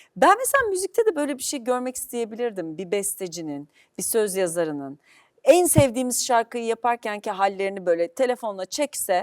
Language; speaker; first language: Turkish; native; Turkish